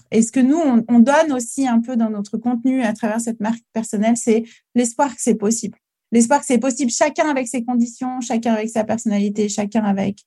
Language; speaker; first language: French; native; French